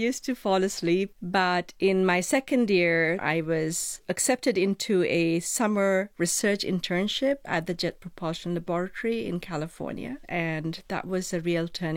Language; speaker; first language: English; non-native, local second language; Sinhala